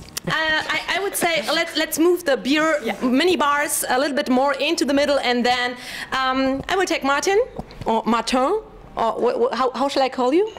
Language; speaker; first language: English; non-native, fluent; German